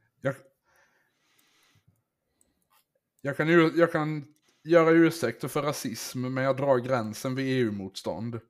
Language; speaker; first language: Swedish; native; Swedish